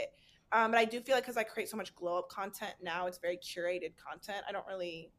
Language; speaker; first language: English; native; English